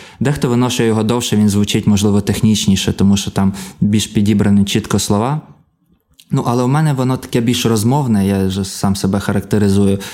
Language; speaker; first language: Ukrainian; native; Ukrainian